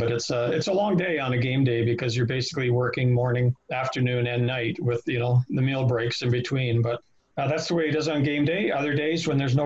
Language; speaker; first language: English; native; English